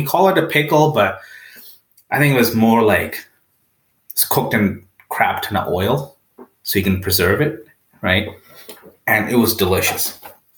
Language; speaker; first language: English; non-native, local second language; Punjabi